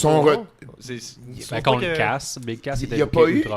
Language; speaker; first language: French; native; French